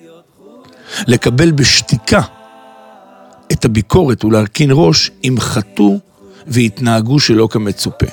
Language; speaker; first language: Hebrew; native; Hebrew